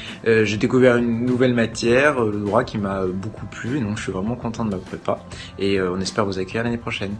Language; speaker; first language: French; native; French